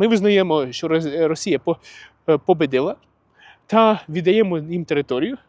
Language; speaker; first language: Ukrainian; non-native, local second language; Russian